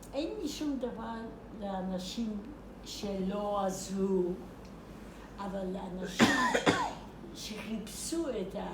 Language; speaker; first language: Hebrew; non-native, fluent; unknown